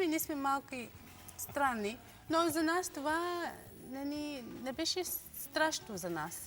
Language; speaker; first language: Bulgarian; non-native, learner; English